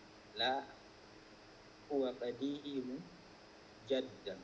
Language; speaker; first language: Arabic; non-native, learner; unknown